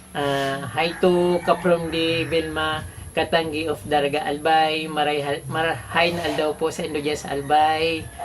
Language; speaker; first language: Filipino; non-native, local second language; Bikol